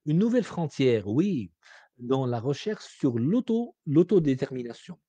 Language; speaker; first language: French; non-native, local second language; Arabic